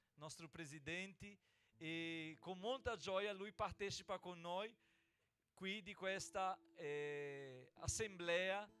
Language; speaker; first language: Italian; non-native, fluent; Portuguese